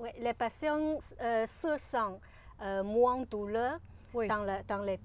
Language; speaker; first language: French; non-native, learner; Chinese